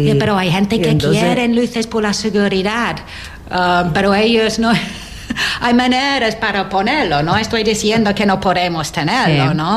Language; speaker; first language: Spanish; non-native, learner; English